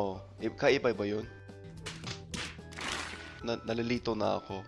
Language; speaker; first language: Filipino; non-native, fluent; English